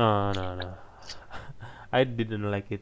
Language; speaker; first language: English; non-native, learner; Indonesian